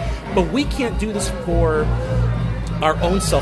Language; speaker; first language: English; native; English